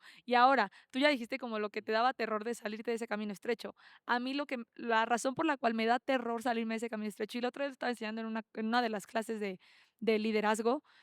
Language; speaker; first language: Spanish; native; Spanish